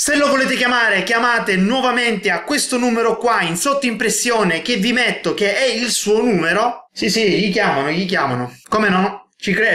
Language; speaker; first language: Italian; native; Italian